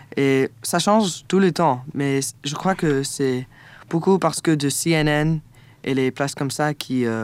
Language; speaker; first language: French; non-native, learner; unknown